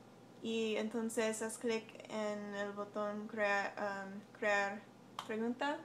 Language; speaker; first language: Spanish; non-native, learner; English